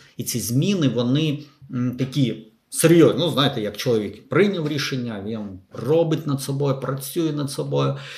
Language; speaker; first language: Ukrainian; non-native, local second language; Russian